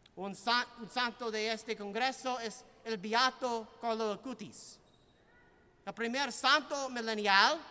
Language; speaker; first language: Spanish; non-native, fluent; English